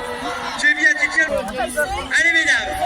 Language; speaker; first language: French; native; French